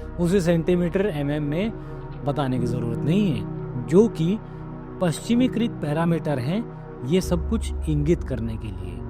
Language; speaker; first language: Hindi; native; Hindi